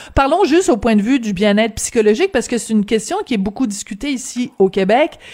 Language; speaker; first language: French; native; French